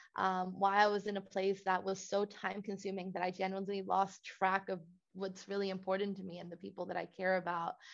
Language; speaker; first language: English; non-native, fluent; Spanish